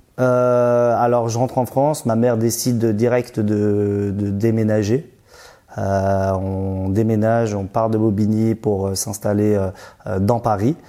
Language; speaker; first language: French; early bilingual, other home language; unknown